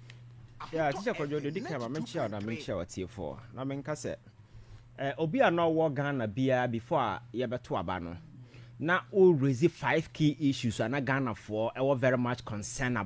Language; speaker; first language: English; non-native, local second language; Akan